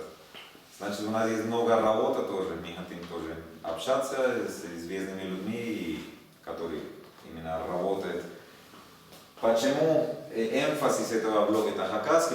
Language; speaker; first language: Russian; non-native, learner; Spanish